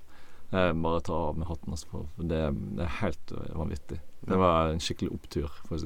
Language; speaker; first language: Norwegian; native; Norwegian